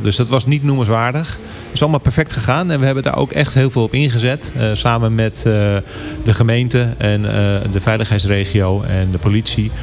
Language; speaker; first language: Dutch; native; Dutch